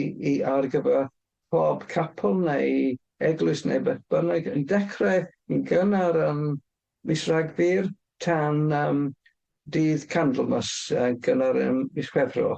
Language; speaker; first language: Welsh; non-native, fluent; English